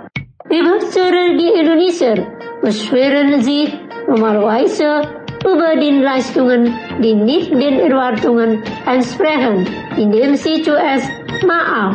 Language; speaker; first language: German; non-native, fluent; Indonesian